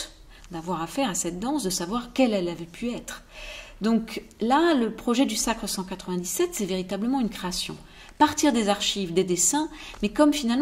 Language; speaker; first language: French; native; French